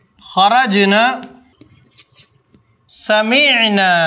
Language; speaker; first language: Arabic; non-native, fluent; Urdu